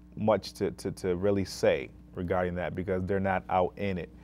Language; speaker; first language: English; native; English